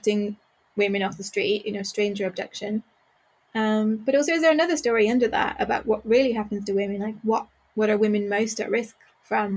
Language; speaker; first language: English; native; English